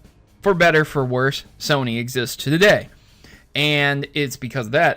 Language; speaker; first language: English; native; English